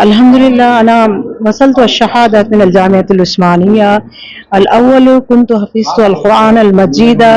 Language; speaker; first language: Arabic; non-native, fluent; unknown